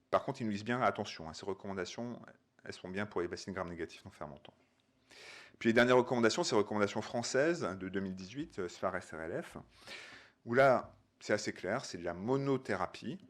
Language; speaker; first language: French; native; French